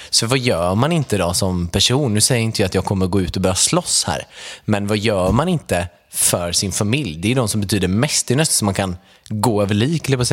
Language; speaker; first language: Swedish; native; Swedish